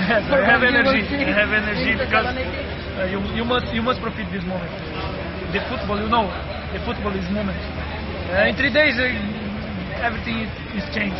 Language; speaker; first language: English; non-native, learner; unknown